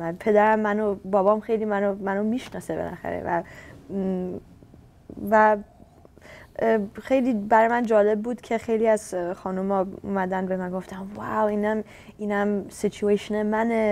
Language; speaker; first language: Persian; early bilingual, heritage; Persian